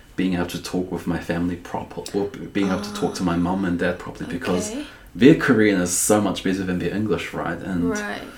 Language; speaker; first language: English; native; English